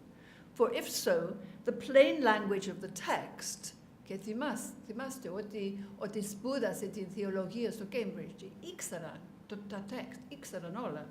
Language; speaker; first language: Greek; non-native, learner; English